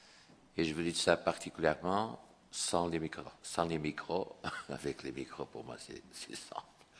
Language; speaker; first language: French; non-native, fluent; Portuguese